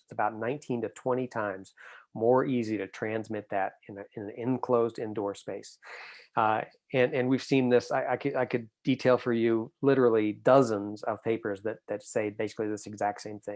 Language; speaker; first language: English; native; English